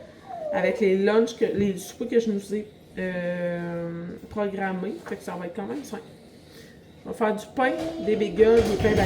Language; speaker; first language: French; native; French